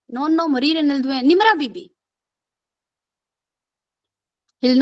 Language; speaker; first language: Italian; non-native, fluent; Urdu